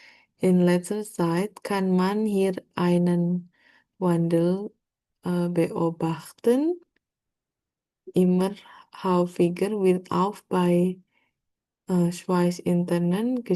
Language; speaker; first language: German; non-native, learner; Indonesian